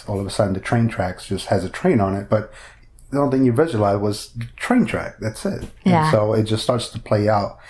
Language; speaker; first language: English; native; English